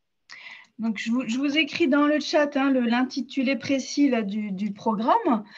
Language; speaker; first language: French; native; French